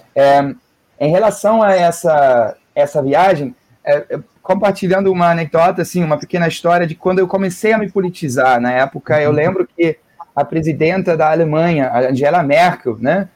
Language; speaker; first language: Portuguese; non-native, fluent; German